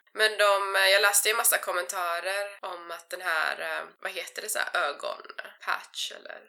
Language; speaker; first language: Swedish; early bilingual, other home language; Persian